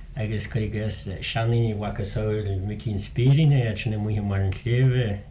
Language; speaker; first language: Irish; native; Irish